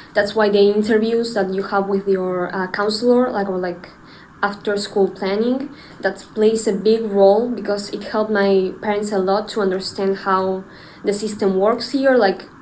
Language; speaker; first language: English; non-native, fluent; Spanish